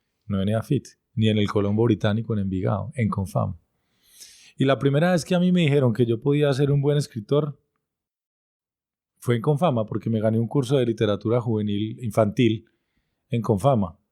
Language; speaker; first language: Spanish; native; Spanish